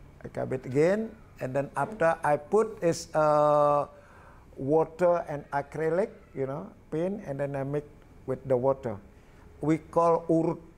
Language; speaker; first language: English; non-native, learner; Balinese